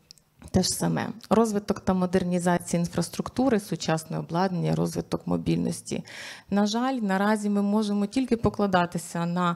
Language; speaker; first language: Ukrainian; native; Ukrainian